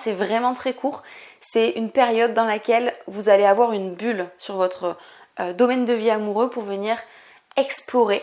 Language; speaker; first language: French; native; French